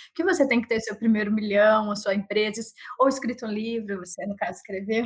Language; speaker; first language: Portuguese; native; Portuguese